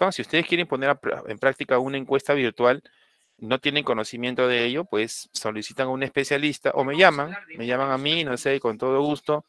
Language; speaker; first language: Spanish; native; Spanish